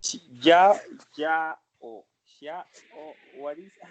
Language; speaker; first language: English; non-native, learner; Spanish